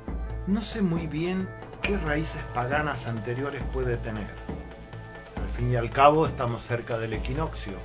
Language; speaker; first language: Spanish; native; Spanish